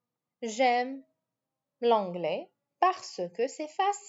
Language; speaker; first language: French; non-native, fluent; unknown